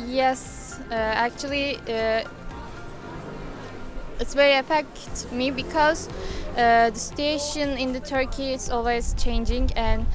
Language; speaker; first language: English; non-native, learner; Turkish